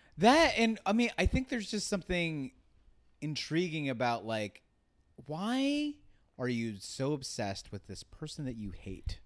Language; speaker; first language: English; native; English